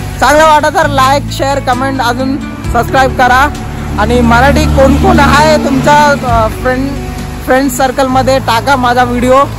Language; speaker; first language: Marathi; non-native, local second language; Hindi